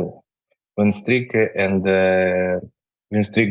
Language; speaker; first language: English; non-native, learner; Ukrainian